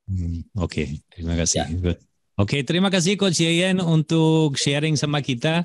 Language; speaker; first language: Indonesian; non-native, fluent; German